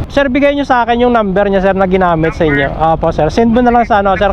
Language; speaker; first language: Filipino; native; Filipino